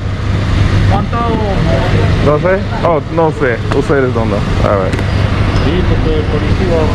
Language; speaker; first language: Spanish; non-native, learner; English